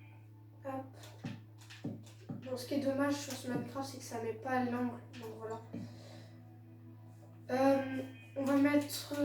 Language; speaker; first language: French; native; French